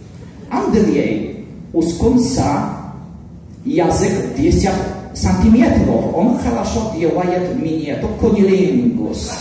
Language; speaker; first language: Russian; non-native, learner; Polish